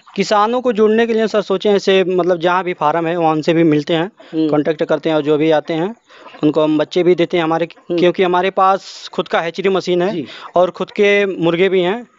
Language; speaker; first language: Hindi; native; Hindi